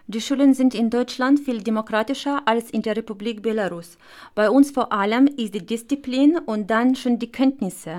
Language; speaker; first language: German; non-native, fluent; Russian